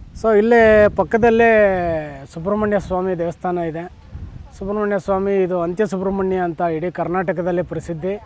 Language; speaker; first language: Kannada; native; Kannada